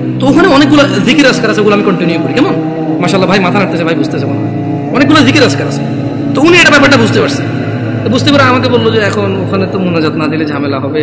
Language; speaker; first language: Bangla; early bilingual, heritage; Bangla